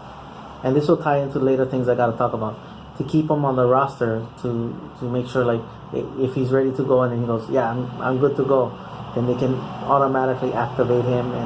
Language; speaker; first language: English; native; English